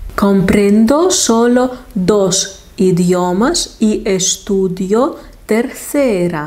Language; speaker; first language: Spanish; non-native, fluent; Lithuanian